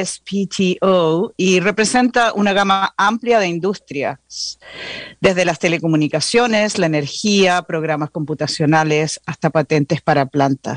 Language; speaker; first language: Spanish; native; Spanish